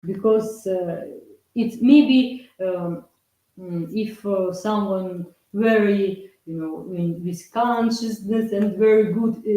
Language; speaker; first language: English; non-native, learner; Russian